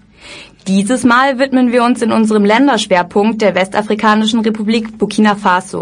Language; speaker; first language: German; native; German